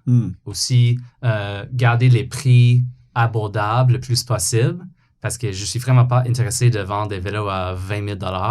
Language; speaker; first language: French; non-native, fluent; English